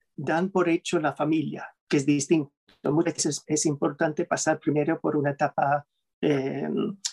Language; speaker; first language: Spanish; non-native, fluent; English